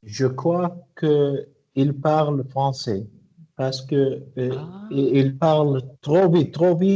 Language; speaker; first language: French; non-native, learner; Arabic